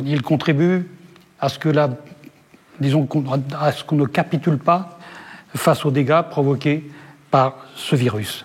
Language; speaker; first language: French; native; French